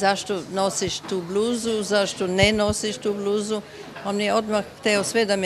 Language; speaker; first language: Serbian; early bilingual, heritage; Serbian